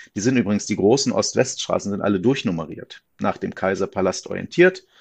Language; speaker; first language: German; native; German